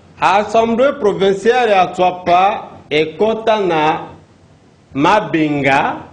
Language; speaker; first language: Lingala; non-native, local second language; Mongo